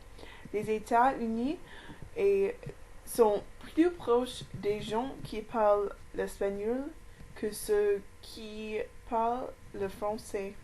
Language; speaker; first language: French; non-native, learner; English